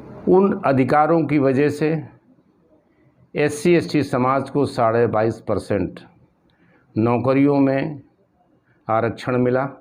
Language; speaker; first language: Hindi; native; Hindi